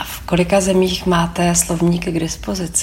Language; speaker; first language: Czech; native; Czech